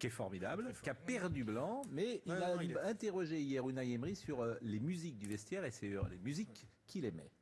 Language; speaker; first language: French; native; French